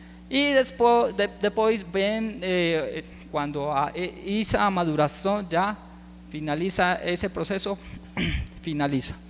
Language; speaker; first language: Portuguese; non-native, learner; Spanish